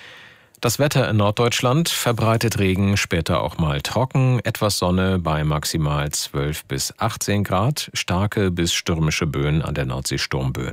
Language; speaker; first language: German; native; German